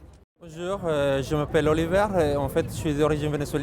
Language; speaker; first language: French; non-native, fluent; Spanish